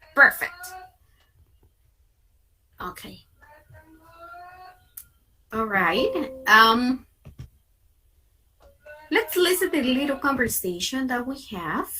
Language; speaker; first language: English; non-native, fluent; Spanish